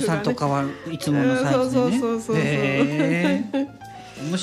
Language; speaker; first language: Japanese; native; Japanese